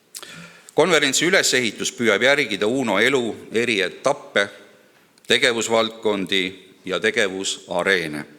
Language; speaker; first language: Estonian; native; Estonian